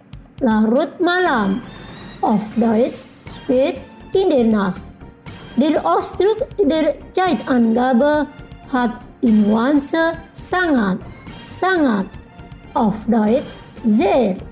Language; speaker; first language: German; non-native, fluent; Indonesian